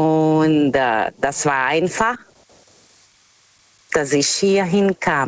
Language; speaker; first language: German; non-native, fluent; Portuguese